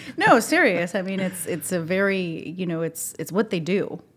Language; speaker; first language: English; non-native, fluent; Spanish